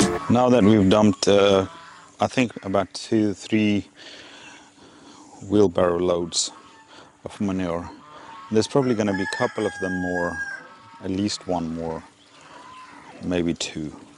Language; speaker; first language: English; non-native, local second language; Urdu